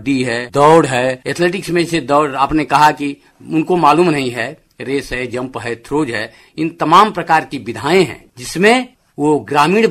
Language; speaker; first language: Hindi; native; Hindi